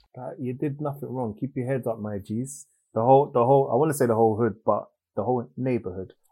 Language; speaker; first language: English; native; English